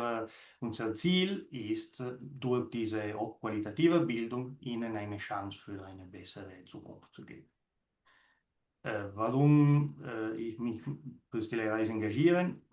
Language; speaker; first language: German; non-native, fluent; Italian